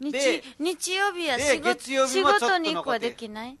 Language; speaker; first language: Japanese; non-native, learner; Nepali